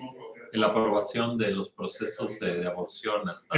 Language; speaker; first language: Spanish; native; Spanish